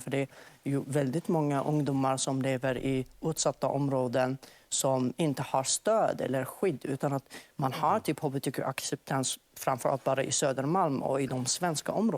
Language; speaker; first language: Swedish; non-native, fluent; Arabic